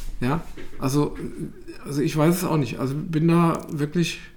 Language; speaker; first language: German; native; German